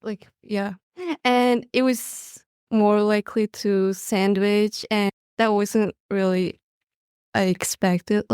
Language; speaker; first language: English; non-native, learner; Mongolian